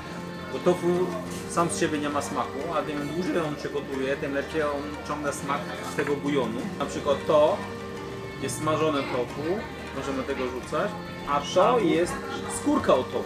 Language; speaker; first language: Polish; non-native, fluent; Chinese